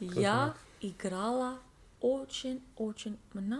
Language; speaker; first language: Russian; non-native, learner; English